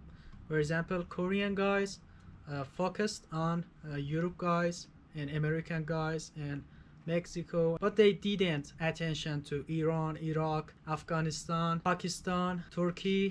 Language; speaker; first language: English; non-native, fluent; Persian